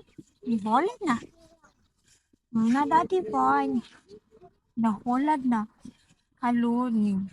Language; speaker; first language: Russian; non-native, learner; Hiligaynon